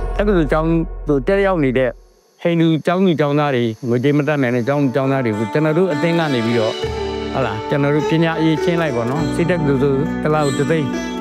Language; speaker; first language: Burmese; non-native, local second language; Tamil